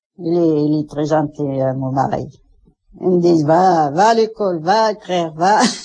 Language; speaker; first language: French; non-native, learner; Kabyle